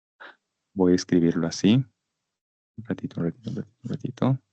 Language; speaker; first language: Spanish; native; Spanish